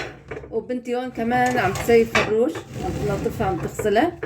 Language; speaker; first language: Arabic; native; Arabic